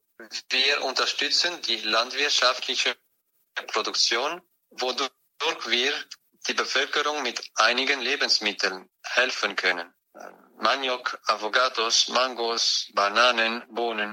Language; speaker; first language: German; non-native, fluent; French